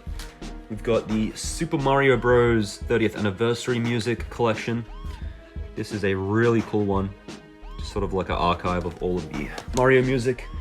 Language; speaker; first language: English; native; English